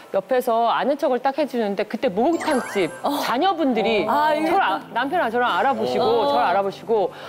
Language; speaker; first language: Korean; native; Korean